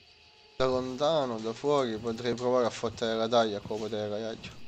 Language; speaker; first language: Italian; native; Italian